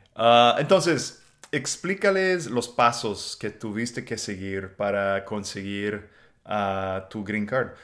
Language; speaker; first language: Spanish; non-native, fluent; English